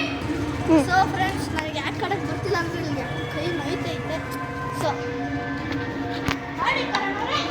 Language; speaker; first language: Kannada; native; Kannada